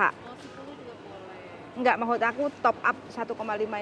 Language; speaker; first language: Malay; non-native, local second language; Javanese